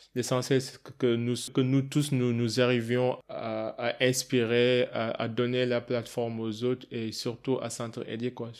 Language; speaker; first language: French; non-native, local second language; Wolof